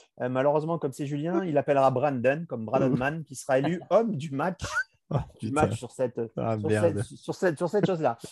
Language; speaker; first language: French; native; French